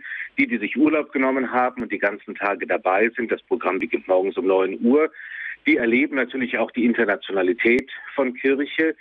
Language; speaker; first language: German; native; German